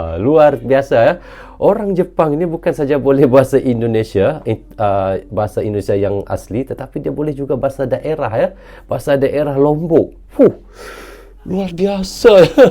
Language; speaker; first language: Malay; native; Malay